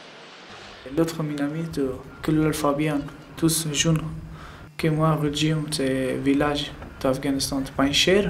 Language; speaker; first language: French; non-native, learner; Persian